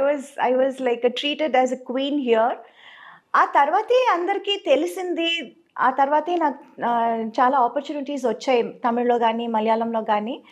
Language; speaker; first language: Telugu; non-native, local second language; Tamil